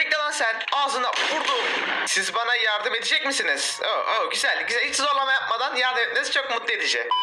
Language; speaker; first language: Turkish; native; Turkish